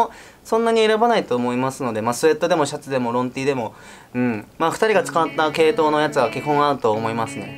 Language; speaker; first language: Japanese; native; Japanese